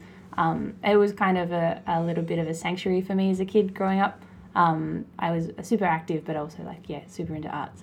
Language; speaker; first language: English; native; English